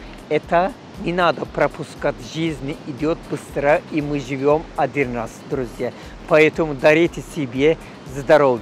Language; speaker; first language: Russian; non-native, learner; Turkish